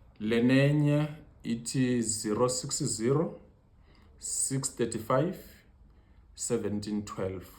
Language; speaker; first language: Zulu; non-native, fluent; Tsonga